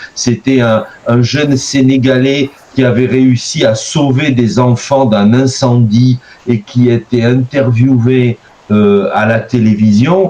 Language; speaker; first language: French; native; French